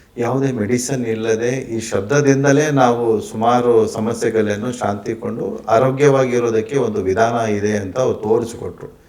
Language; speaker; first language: Kannada; non-native, local second language; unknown